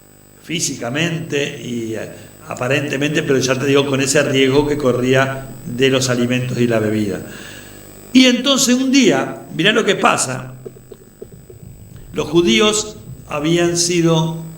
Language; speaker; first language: Spanish; native; Spanish